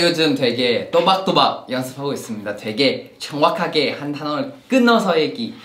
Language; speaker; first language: Korean; non-native, fluent; Thai